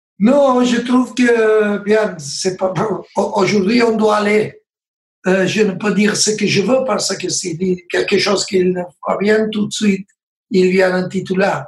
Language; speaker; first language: French; non-native, learner; Spanish